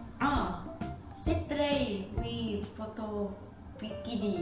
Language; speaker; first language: Korean; non-native, learner; Vietnamese